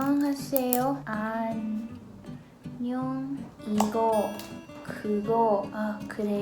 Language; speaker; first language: Korean; non-native, learner; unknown